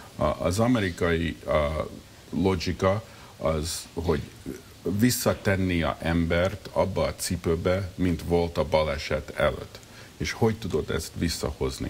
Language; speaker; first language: Hungarian; early bilingual, heritage; Hungarian